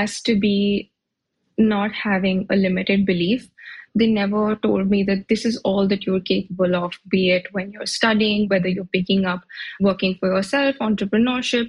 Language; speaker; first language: English; non-native, local second language; Hindi